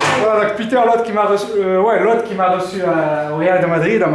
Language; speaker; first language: French; native; French